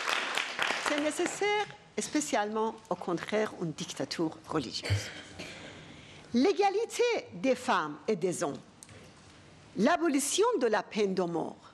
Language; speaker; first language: French; non-native, fluent; Persian